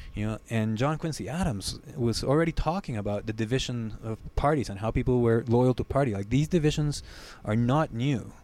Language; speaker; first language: English; non-native, fluent; Spanish